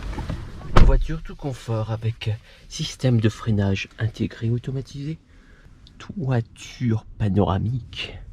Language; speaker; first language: French; native; French